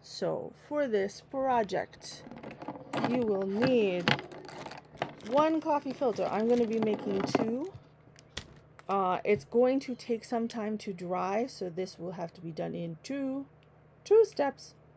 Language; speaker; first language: English; native; English